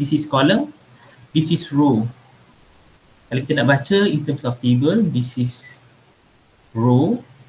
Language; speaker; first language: English; non-native, local second language; Malay